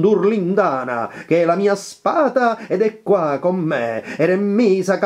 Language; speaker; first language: Italian; native; Italian